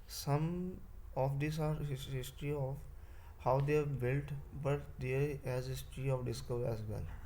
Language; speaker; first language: English; non-native, local second language; Punjabi